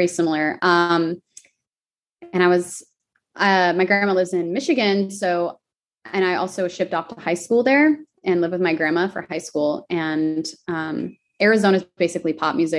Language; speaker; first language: English; native; English